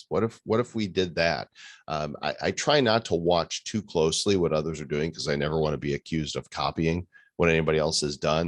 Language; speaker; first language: English; native; English